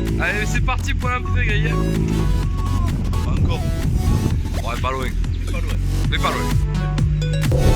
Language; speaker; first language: French; native; French